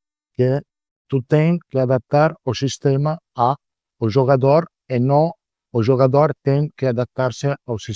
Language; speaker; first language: Portuguese; non-native, learner; Italian